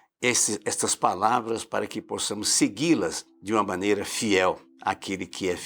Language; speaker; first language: Portuguese; native; Portuguese